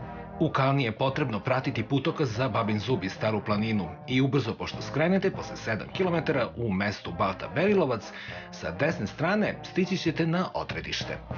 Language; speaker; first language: Serbian; native; Serbian